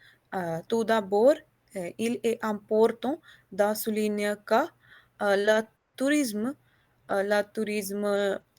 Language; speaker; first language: French; non-native, learner; Hindi